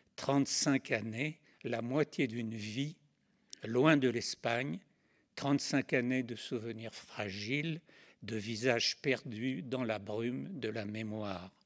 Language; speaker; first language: French; native; French